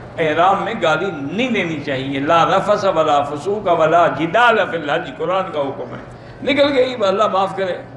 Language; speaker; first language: Urdu; native; Urdu